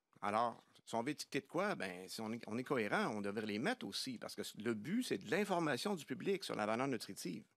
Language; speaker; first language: French; native; French